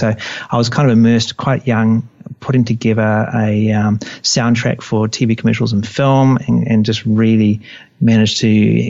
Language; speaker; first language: English; native; English